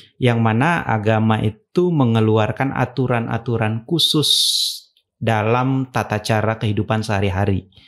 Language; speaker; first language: Indonesian; native; Indonesian